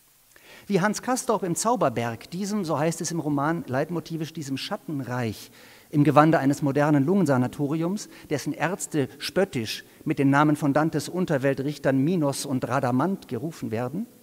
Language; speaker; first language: German; native; German